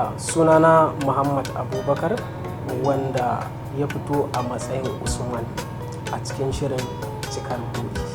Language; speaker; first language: Hausa; non-native, local second language; Fula